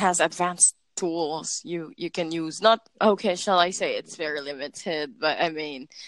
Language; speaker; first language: English; non-native, local second language; Filipino